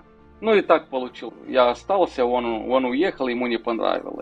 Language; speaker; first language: Russian; non-native, local second language; Romanian